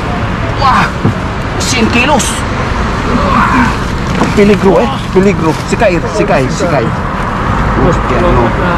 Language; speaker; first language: Spanish; non-native, learner; Filipino